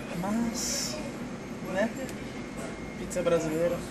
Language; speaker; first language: Portuguese; native; Portuguese